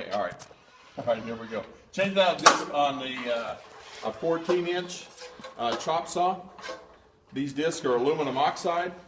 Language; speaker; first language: English; native; English